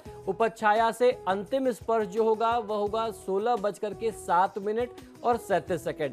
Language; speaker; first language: Hindi; native; Hindi